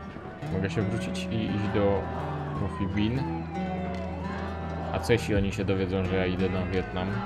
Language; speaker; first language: Polish; native; Polish